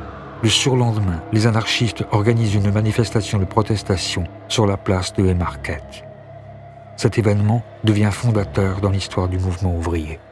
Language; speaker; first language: French; native; French